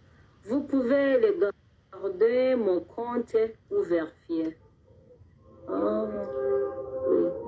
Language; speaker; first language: French; non-native, learner; Kinyarwanda